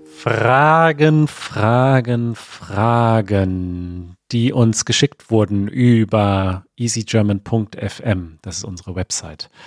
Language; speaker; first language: German; native; German